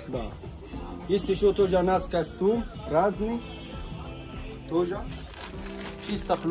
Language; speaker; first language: Russian; non-native, learner; Arabic